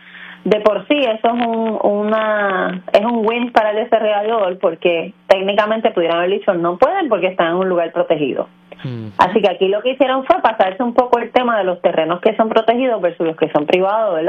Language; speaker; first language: Spanish; native; Spanish